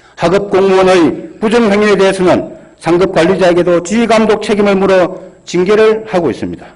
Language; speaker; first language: Korean; native; Korean